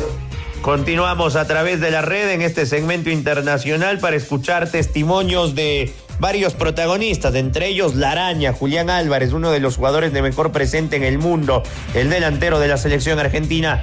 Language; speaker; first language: Spanish; native; Spanish